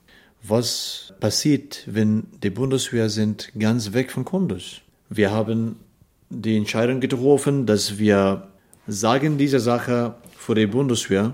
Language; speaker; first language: German; non-native, learner; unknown